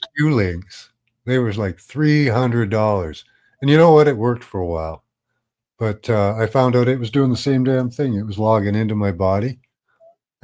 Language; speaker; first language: English; native; English